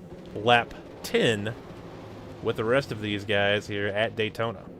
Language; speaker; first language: English; native; English